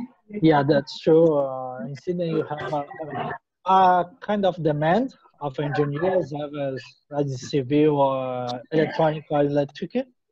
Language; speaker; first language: English; non-native, learner; Portuguese